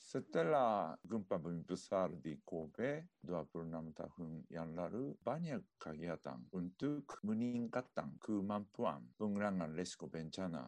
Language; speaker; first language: Indonesian; non-native, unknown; Japanese